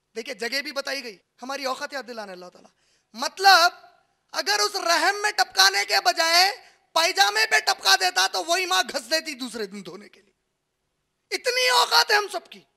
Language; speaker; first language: Hindi; native; Hindi